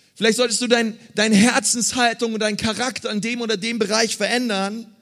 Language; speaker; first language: German; native; German